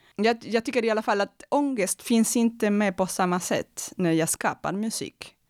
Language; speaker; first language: Swedish; non-native, fluent; Spanish